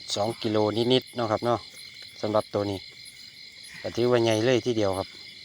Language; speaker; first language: Thai; native; Thai